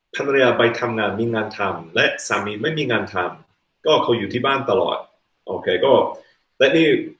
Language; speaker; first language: Thai; non-native, fluent; English